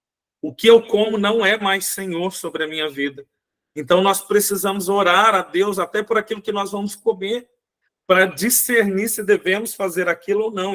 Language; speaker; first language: Portuguese; native; Portuguese